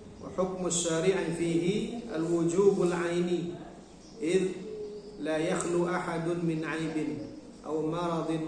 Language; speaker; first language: Arabic; non-native, fluent; Indonesian